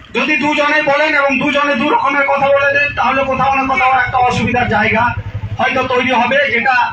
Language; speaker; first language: Bangla; non-native, local second language; Santali